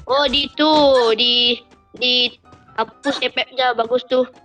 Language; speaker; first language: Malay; non-native, local second language; Minangkabau